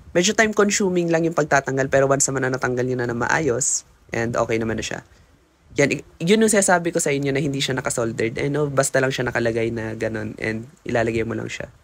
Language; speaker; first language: Filipino; native; Filipino